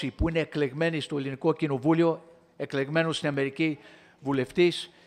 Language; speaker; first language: Greek; early bilingual, heritage; Greek